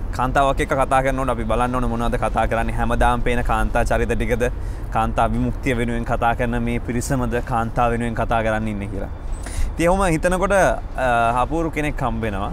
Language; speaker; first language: Sinhala; native; Sinhala